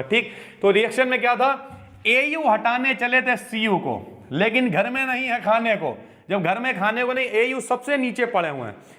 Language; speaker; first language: Hindi; native; Hindi